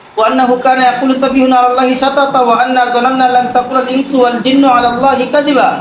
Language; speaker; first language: Arabic; non-native, fluent; Bangla